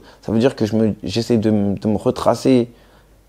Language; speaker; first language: French; native; French